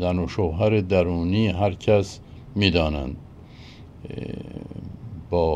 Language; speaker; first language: Persian; native; Persian